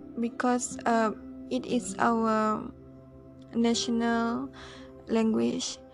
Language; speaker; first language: English; non-native, learner; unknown